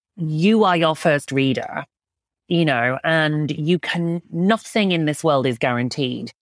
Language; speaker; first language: English; native; English